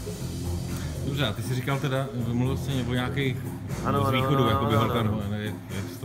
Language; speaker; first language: Czech; native; Czech